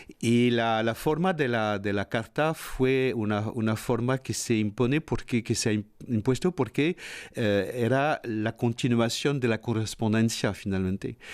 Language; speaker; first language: Spanish; non-native, fluent; French